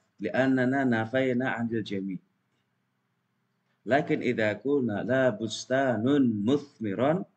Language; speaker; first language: Arabic; non-native, fluent; Indonesian